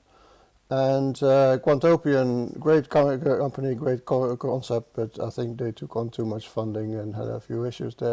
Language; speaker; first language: English; non-native, fluent; Dutch